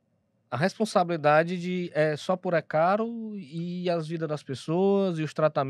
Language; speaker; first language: Portuguese; native; Portuguese